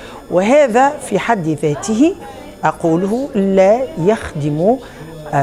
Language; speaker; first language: Arabic; native; Arabic